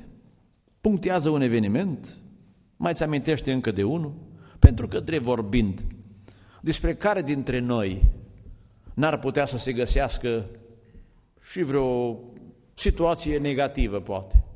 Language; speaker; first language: Romanian; native; Romanian